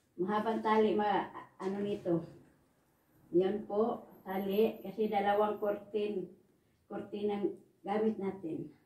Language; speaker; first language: Filipino; non-native, local second language; Cebuano